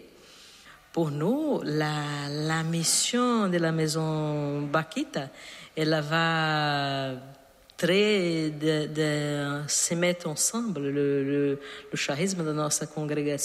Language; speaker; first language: French; non-native, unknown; Portuguese